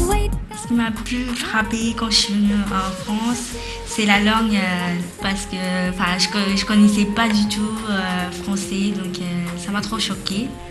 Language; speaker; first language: French; non-native, learner; Tamil